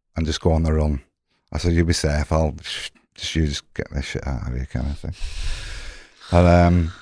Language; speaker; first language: English; native; English